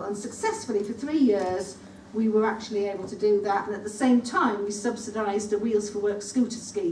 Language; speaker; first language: English; native; English